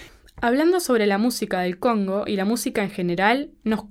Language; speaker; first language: Spanish; native; Spanish